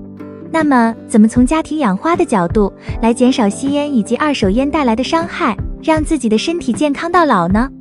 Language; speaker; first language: Chinese; native; Chinese